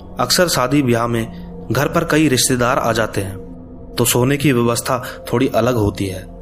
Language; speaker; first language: Hindi; native; Hindi